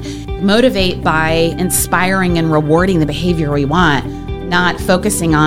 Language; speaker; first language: English; native; English